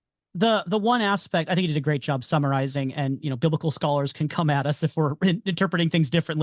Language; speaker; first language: English; native; English